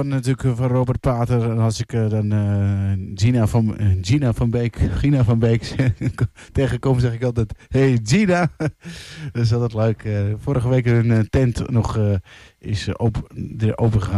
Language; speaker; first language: Dutch; native; Dutch